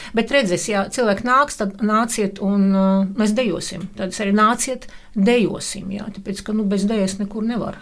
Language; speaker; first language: Latvian; non-native, local second language; Russian